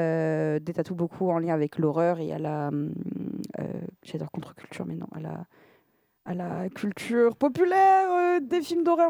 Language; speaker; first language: French; native; French